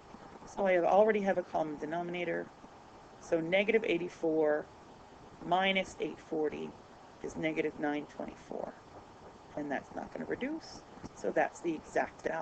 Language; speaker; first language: English; native; English